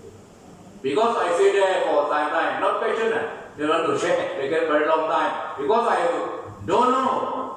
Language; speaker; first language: English; non-native, learner; Thai